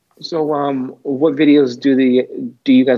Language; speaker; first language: English; native; English